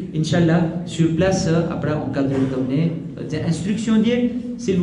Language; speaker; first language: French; non-native, local second language; Gujarati